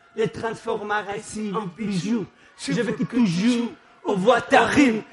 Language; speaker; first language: Spanish; non-native, fluent; Wolof